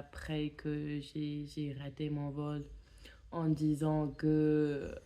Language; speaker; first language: French; non-native, fluent; English